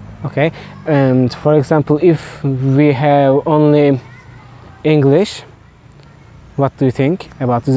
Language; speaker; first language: English; non-native, learner; Turkish